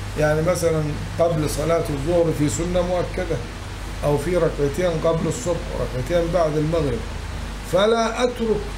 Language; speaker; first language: Arabic; native; Arabic